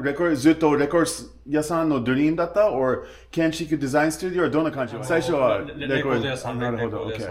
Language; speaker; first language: Japanese; non-native, learner; English